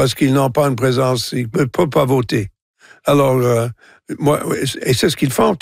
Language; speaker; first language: French; non-native, local second language; English